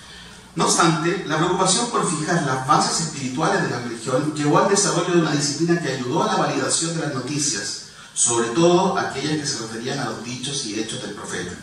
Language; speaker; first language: Spanish; native; Spanish